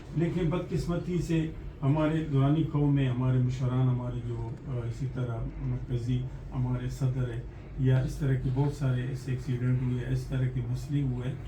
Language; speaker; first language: Urdu; non-native, local second language; Pashto